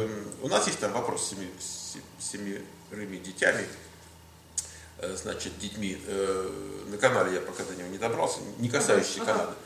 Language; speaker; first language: Russian; native; Russian